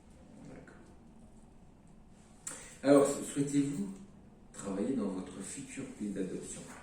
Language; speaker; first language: French; native; French